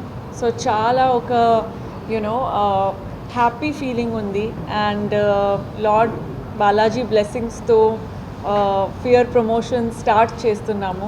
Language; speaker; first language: Telugu; non-native, fluent; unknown